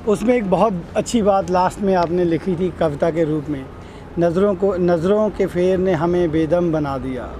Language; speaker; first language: Hindi; non-native, local second language; Punjabi